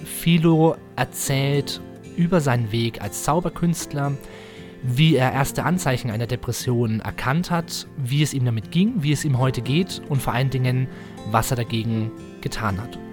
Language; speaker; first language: German; native; German